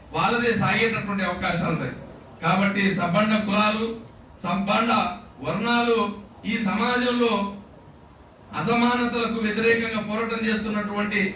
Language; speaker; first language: Telugu; native; Telugu